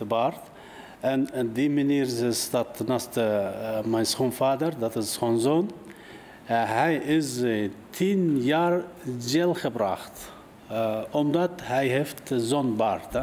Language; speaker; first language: Dutch; non-native, learner; Uyghur